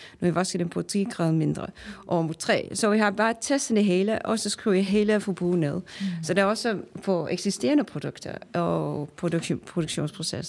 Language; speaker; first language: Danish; non-native, fluent; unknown